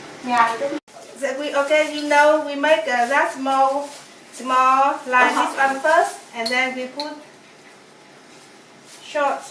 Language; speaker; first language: English; non-native, learner; Vietnamese